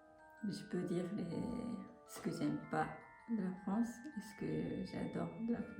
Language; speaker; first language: French; non-native, fluent; Japanese